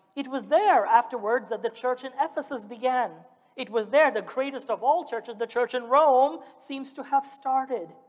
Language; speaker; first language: English; early bilingual, other home language; Malayalam